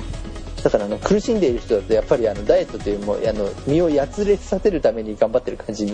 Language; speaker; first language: Japanese; native; Japanese